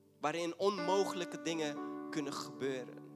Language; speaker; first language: Dutch; non-native, fluent; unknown